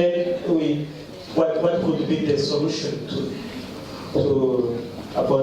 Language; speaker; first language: English; non-native, fluent; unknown